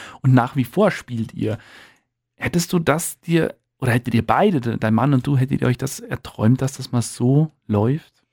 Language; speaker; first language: German; native; German